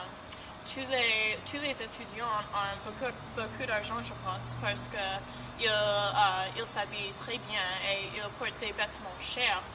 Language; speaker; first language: French; non-native, learner; English